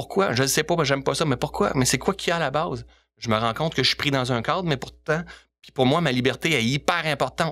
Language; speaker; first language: French; native; French